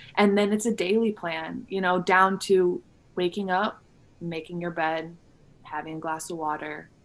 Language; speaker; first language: English; native; English